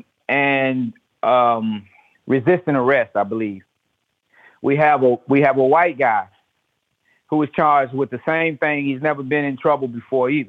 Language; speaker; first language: English; native; English